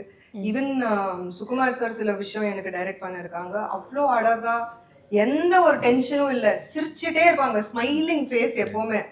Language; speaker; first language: Tamil; non-native, local second language; Hindi